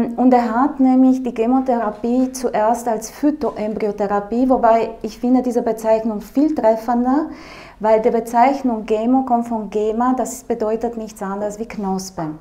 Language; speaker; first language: German; non-native, fluent; Romanian